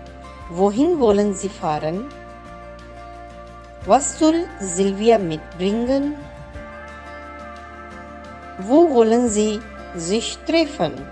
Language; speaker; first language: German; non-native, learner; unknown